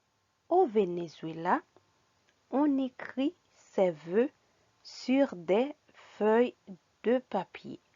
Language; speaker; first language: French; non-native, fluent; Spanish